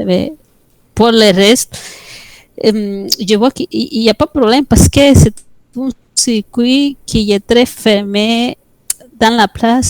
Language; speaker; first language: French; non-native, fluent; Spanish